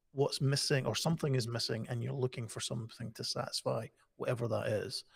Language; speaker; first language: English; native; English